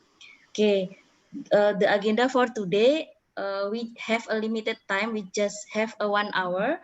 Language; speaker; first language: English; non-native, learner; Indonesian